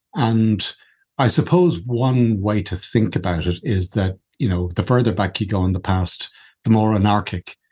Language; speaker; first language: English; native; English